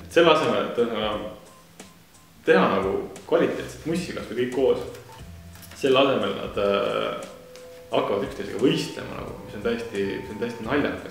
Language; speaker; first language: Estonian; native; Estonian